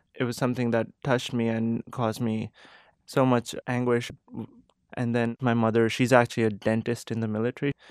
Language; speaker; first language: English; non-native, local second language; Urdu